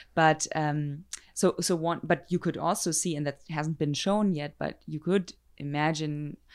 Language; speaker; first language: English; non-native, fluent; German